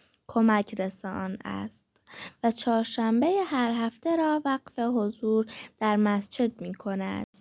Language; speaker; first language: Persian; native; Persian